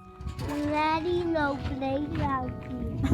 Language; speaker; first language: English; non-native, learner; Dutch